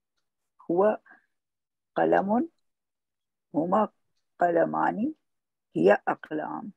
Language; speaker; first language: Arabic; non-native, learner; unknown